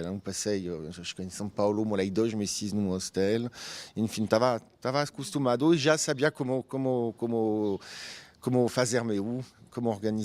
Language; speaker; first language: Portuguese; non-native, fluent; French